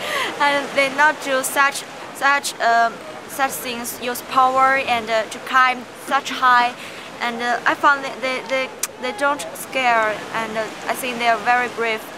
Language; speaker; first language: English; non-native, learner; Chinese